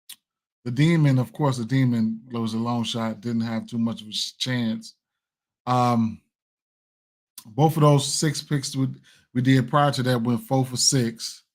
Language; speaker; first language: English; native; English